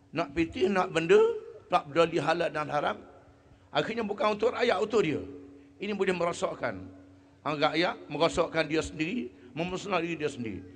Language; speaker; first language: Malay; native; Malay